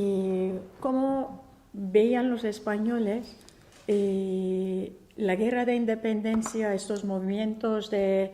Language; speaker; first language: Spanish; non-native, fluent; Turkish